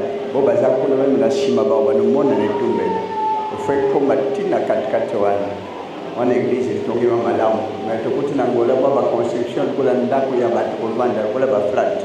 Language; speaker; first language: Portuguese; non-native, learner; Lingala